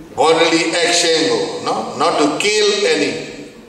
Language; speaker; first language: English; non-native, learner; Burmese